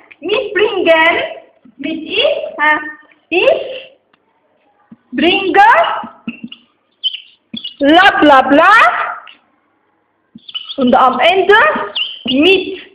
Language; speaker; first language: German; non-native, learner; Arabic